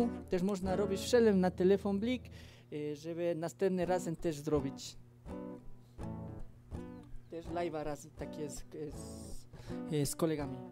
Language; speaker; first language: Polish; non-native, fluent; Spanish